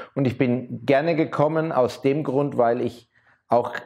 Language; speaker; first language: German; native; German